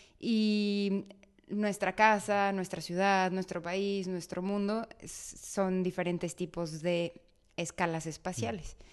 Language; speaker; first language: Spanish; native; Spanish